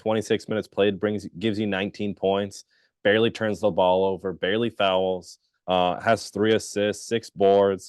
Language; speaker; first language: English; native; English